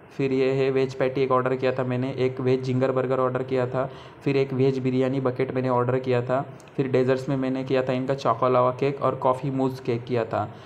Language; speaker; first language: Hindi; non-native, local second language; Marathi